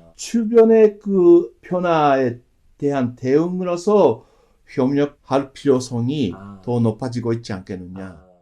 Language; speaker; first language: Korean; non-native, fluent; Japanese